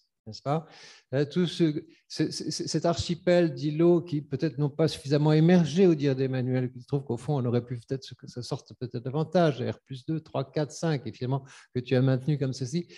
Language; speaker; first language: French; native; French